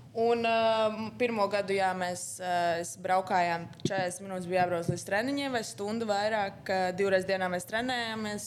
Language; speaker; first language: Latvian; native; Latvian